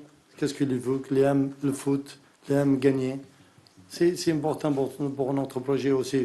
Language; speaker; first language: French; non-native, learner; Arabic